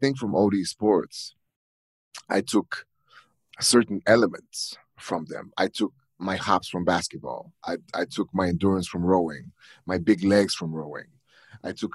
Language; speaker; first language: English; non-native, fluent; Bulgarian